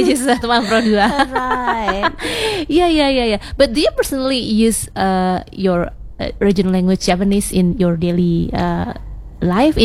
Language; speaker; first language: English; non-native, learner; Sundanese